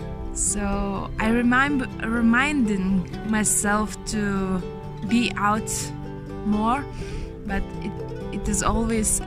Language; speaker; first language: English; non-native, learner; Lithuanian